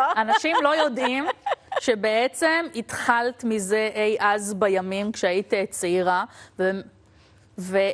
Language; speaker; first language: Hebrew; native; Hebrew